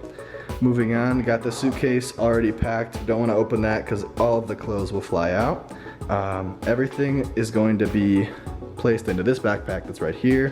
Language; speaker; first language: English; native; English